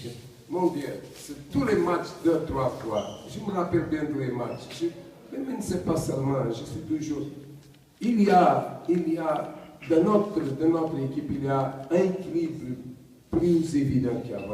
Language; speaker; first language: French; non-native, learner; Portuguese